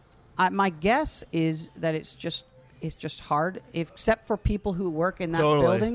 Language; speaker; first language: English; native; English